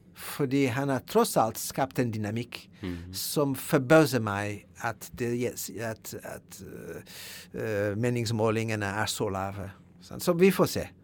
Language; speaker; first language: Norwegian; non-native, fluent; French